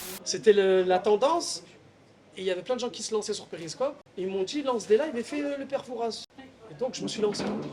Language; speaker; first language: French; native; French